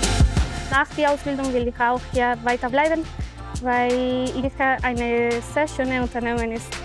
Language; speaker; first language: German; non-native, fluent; Spanish